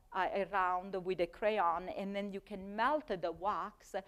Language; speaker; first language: English; non-native, fluent; Italian